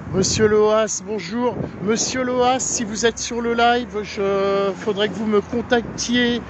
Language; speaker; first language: French; native; French